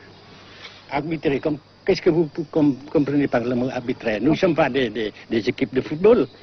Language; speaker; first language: French; non-native, fluent; Vietnamese